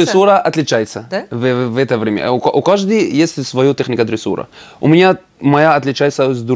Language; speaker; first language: Russian; non-native, learner; Arabic